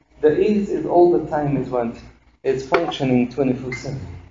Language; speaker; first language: English; non-native, fluent; Arabic